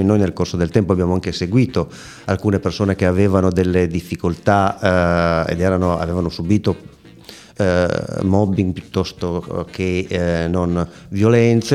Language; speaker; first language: Italian; native; Italian